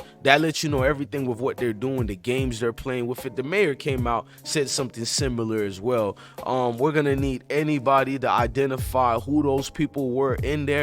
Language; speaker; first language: English; native; English